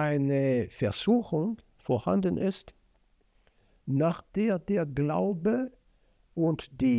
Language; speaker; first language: German; non-native, fluent; French